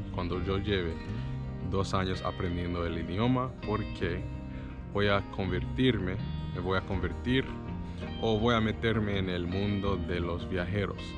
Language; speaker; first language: Spanish; non-native, fluent; English